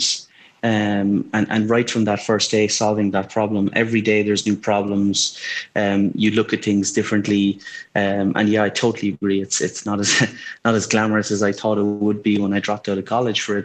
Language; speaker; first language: English; native; English